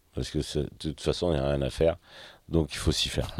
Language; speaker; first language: French; native; French